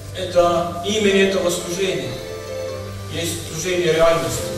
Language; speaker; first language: Russian; non-native, learner; Estonian